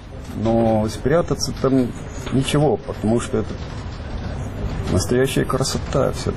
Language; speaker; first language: Russian; non-native, fluent; Estonian